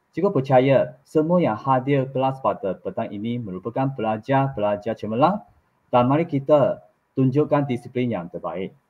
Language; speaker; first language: Malay; non-native, local second language; Chinese